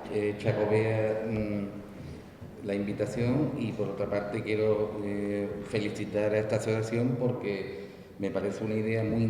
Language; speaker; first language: Spanish; native; Spanish